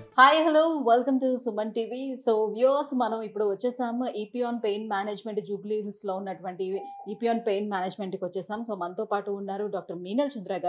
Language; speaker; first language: Telugu; native; Telugu